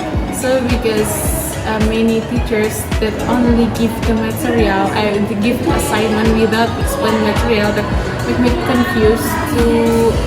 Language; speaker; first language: English; non-native, learner; Indonesian